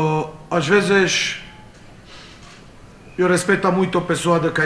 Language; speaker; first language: Portuguese; non-native, fluent; Romanian